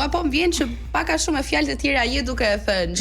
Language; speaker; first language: Albanian; native; Albanian